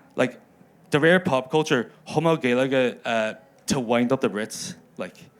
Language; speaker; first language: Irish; non-native, local second language; English